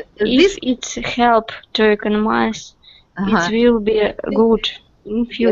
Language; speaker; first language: English; non-native, learner; Russian